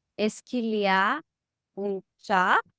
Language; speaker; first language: French; non-native, learner; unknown